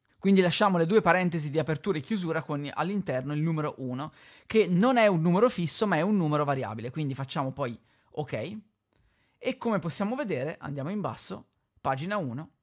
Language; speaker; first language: Italian; native; Italian